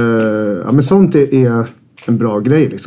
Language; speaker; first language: Swedish; native; Swedish